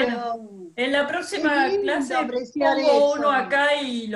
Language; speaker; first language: Spanish; native; Spanish